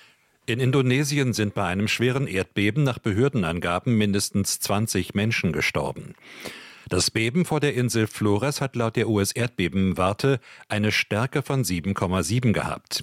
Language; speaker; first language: German; native; German